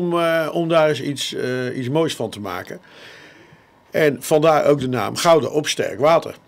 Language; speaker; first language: Dutch; native; Dutch